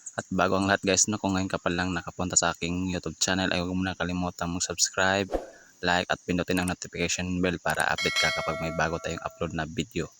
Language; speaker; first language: Filipino; non-native, local second language; Cebuano